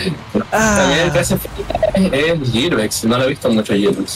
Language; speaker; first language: Spanish; native; Spanish